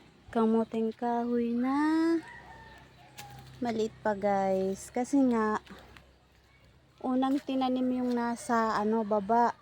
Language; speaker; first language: Filipino; native; Filipino